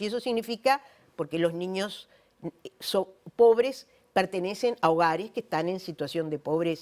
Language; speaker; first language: Spanish; native; Spanish